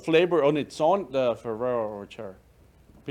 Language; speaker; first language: English; native; English